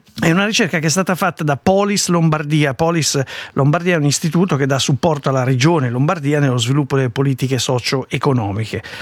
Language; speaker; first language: Italian; native; Italian